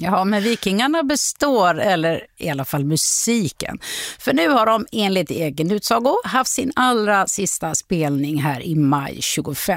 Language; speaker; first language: Swedish; native; Swedish